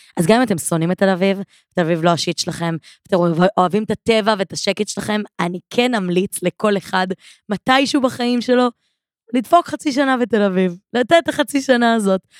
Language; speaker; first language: Hebrew; native; Hebrew